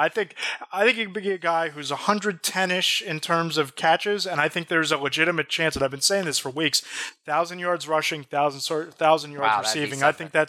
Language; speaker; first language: English; native; English